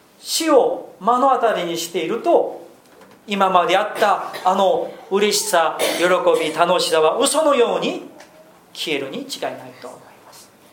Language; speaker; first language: Japanese; non-native, fluent; Korean